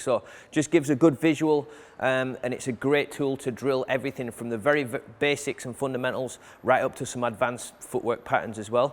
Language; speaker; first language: English; native; English